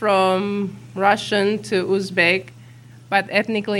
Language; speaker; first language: English; non-native, fluent; Uzbek